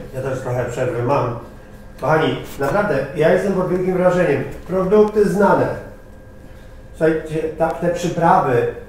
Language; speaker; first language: Polish; native; Polish